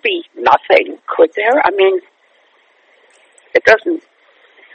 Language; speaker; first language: English; native; English